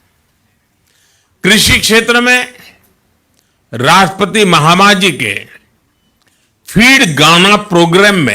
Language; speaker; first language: Hindi; non-native, local second language; Gujarati